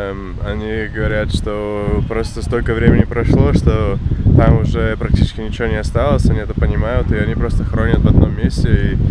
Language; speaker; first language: Russian; non-native, fluent; English